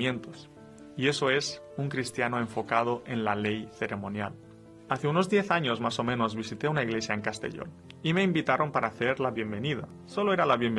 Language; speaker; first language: Spanish; non-native, fluent; Romanian